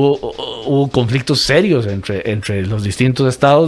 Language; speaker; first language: Spanish; native; Spanish